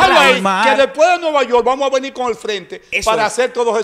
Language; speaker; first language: Spanish; native; Spanish